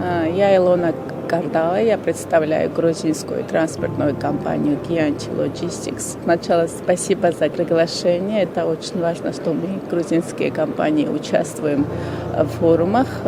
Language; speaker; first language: Russian; non-native, fluent; Georgian